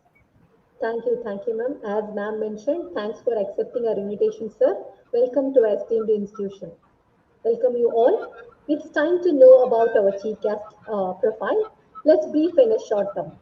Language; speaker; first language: English; non-native, local second language; Tamil